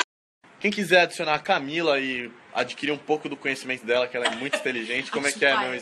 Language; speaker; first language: Portuguese; native; Portuguese